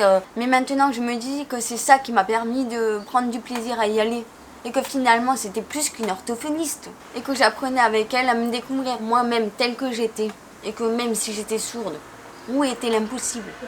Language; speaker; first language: French; native; French